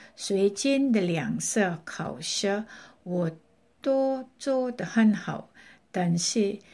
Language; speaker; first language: Chinese; non-native, learner; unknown